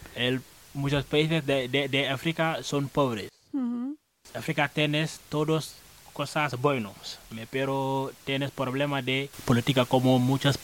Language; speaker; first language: Spanish; non-native, learner; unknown